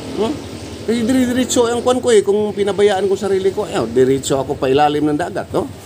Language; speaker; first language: Filipino; non-native, local second language; Cebuano